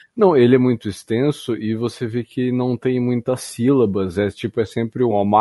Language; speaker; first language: Portuguese; native; Portuguese